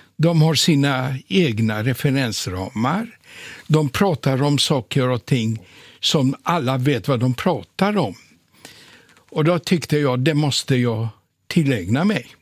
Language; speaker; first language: Swedish; non-native, fluent; Polish